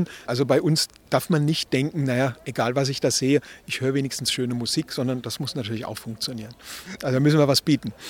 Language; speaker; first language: German; native; German